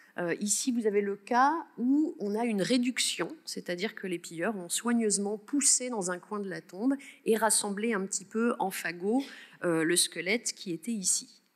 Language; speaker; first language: French; native; French